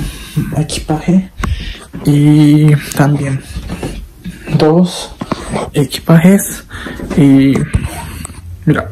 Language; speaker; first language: Spanish; non-native, learner; Japanese